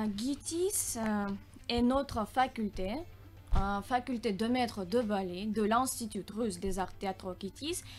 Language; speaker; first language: French; non-native, learner; Russian